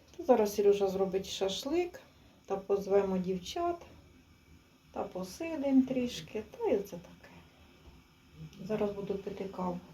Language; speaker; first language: Ukrainian; native; Ukrainian